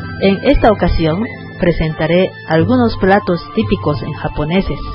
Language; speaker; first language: Spanish; non-native, learner; Japanese